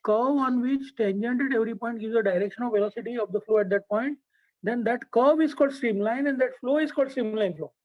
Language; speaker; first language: English; non-native, local second language; Gujarati